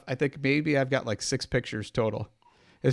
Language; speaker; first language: English; native; English